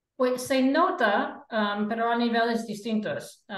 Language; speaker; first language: Spanish; non-native, fluent; English